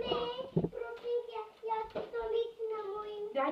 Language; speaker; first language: Czech; early bilingual, heritage; Czech